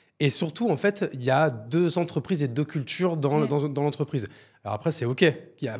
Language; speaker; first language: French; native; French